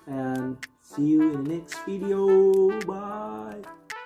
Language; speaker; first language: English; non-native, fluent; Indonesian